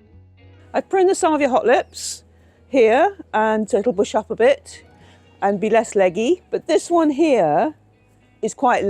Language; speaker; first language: English; native; English